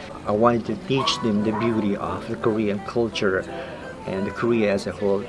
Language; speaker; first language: English; non-native, local second language; Filipino